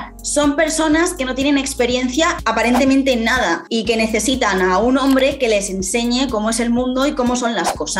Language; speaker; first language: Spanish; native; Spanish